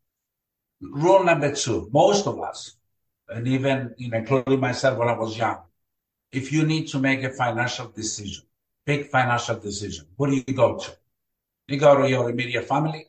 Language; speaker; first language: English; non-native, fluent; Greek